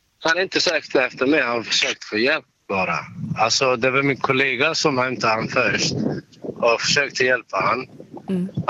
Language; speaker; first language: Swedish; non-native, learner; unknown